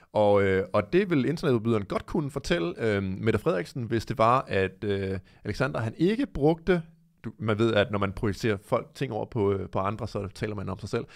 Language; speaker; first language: Danish; native; Danish